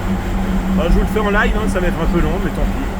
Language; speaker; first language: French; native; French